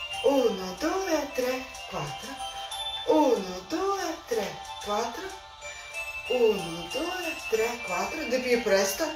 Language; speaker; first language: Italian; non-native, learner; Russian